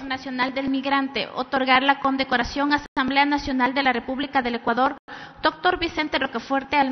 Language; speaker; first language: Spanish; native; Spanish